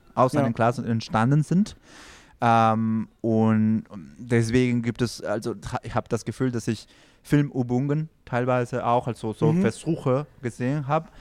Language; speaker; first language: German; non-native, fluent; Spanish